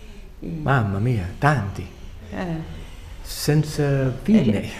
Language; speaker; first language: Italian; non-native, learner; English